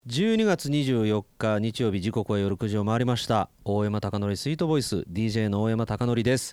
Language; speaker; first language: Japanese; native; Japanese